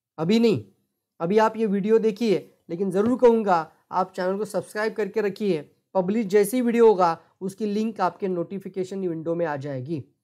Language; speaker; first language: Hindi; non-native, local second language; Marathi